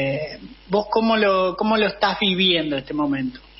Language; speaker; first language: Spanish; native; Spanish